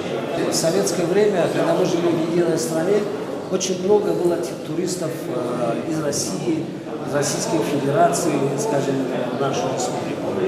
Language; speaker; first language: Russian; non-native, local second language; Tajik